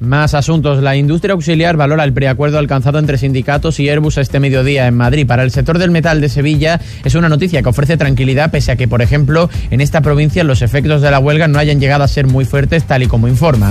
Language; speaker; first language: Spanish; native; Spanish